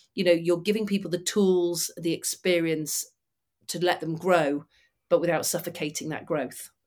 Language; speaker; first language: English; native; English